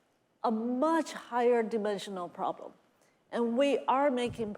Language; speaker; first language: English; non-native, fluent; Chinese